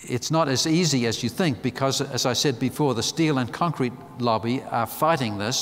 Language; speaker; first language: English; native; English